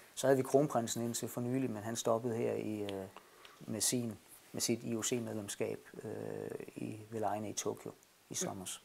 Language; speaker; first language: Danish; native; Danish